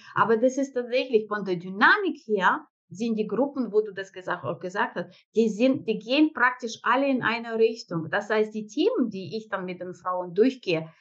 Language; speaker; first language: German; non-native, fluent; Russian